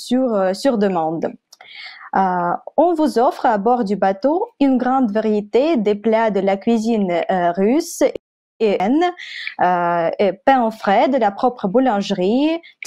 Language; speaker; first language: French; non-native, fluent; Russian